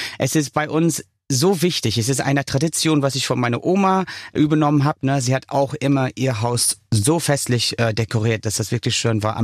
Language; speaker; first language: German; non-native, fluent; English